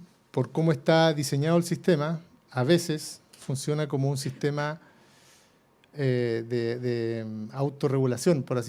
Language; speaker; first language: Spanish; native; Spanish